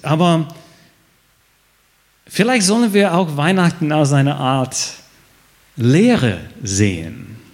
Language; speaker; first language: German; non-native, fluent; English